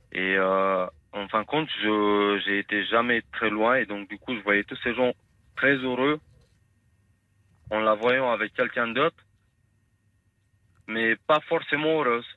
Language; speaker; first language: French; non-native, fluent; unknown